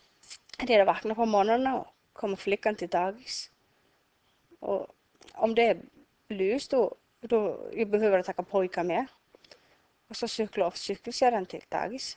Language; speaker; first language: Swedish; non-native, learner; Icelandic